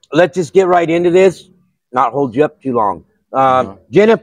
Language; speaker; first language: English; native; English